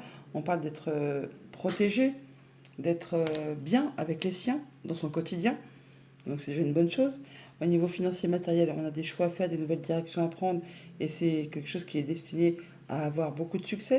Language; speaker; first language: French; native; French